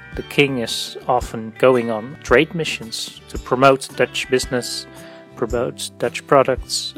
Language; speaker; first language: English; non-native, fluent; Dutch